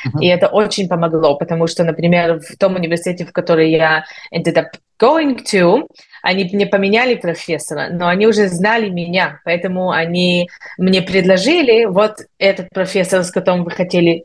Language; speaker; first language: Russian; early bilingual, heritage; Russian